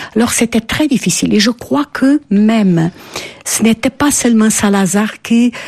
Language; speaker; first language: French; non-native, fluent; Portuguese